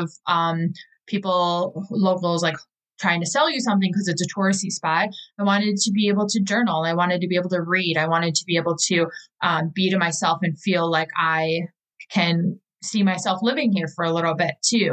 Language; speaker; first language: English; native; English